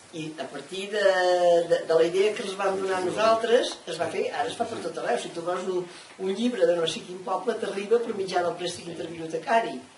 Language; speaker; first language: Catalan; native; Catalan